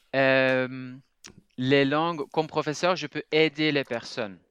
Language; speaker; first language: English; non-native, fluent; Dutch